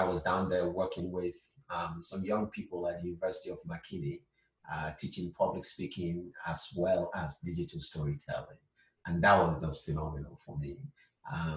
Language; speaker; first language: English; non-native, local second language; Igbo